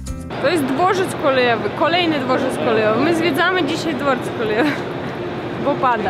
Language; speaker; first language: Polish; non-native, fluent; Russian